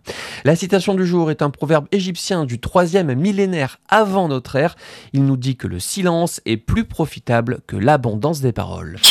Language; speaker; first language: French; native; French